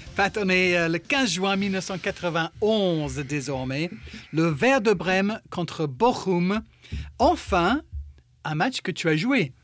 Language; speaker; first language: French; non-native, fluent; English